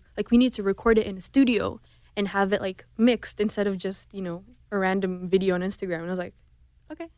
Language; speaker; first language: English; non-native, fluent; Indonesian